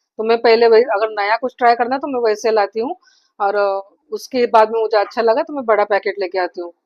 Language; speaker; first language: Hindi; non-native, local second language; Marathi